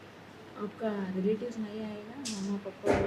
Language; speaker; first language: Hindi; non-native, local second language; Telugu